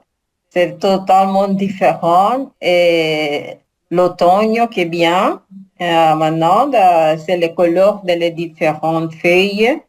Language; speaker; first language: French; non-native, learner; Spanish